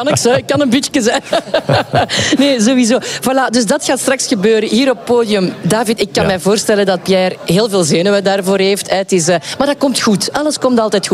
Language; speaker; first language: Dutch; native; Dutch